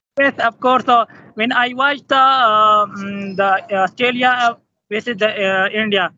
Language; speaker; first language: English; non-native, local second language; Pashto